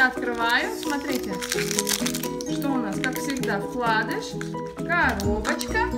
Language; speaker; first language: Russian; native; Russian